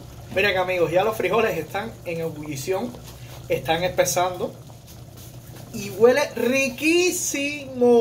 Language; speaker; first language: Spanish; native; Spanish